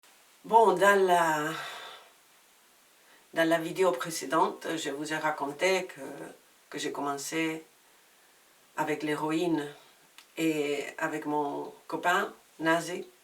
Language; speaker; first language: French; non-native, fluent; Spanish